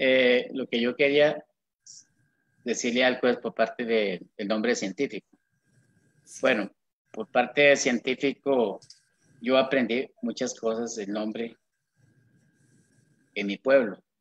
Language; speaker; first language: Spanish; non-native, local second language; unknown